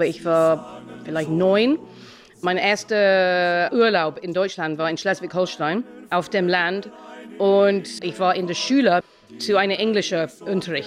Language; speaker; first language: German; non-native, fluent; English